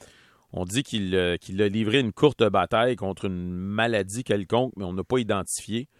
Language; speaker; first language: French; native; French